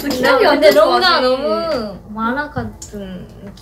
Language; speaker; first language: Korean; non-native, fluent; Japanese